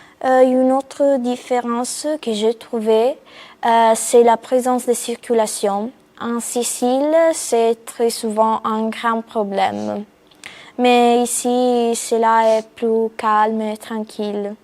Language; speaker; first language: French; non-native, fluent; Italian